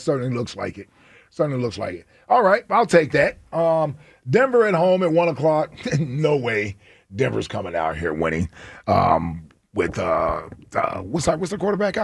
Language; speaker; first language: English; native; English